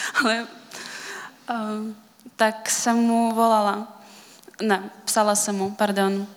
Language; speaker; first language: Czech; non-native, fluent; Russian